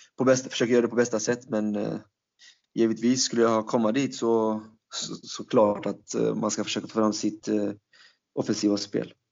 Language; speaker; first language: Swedish; early bilingual, other home language; Turkish